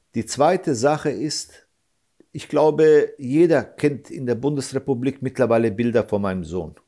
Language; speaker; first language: German; early bilingual, other home language; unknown